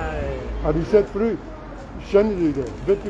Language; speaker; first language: Swedish; non-native, learner; English